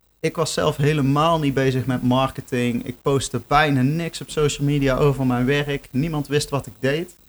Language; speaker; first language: Dutch; native; Dutch